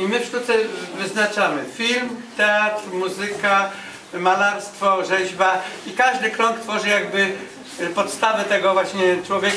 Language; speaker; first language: Polish; native; Polish